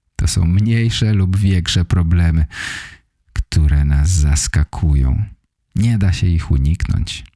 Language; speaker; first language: Polish; native; Polish